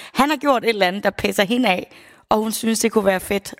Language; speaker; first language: Danish; early bilingual, other home language; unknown